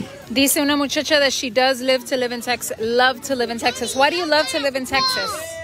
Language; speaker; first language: English; early bilingual, other home language; Spanish